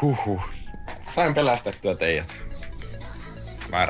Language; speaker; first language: Finnish; native; Finnish